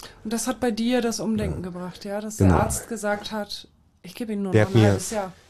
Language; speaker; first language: German; native; German